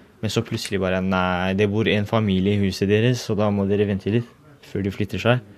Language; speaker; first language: Norwegian; early bilingual, other home language; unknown